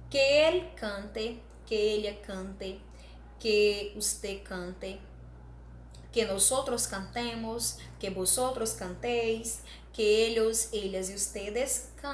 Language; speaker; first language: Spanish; non-native, learner; Portuguese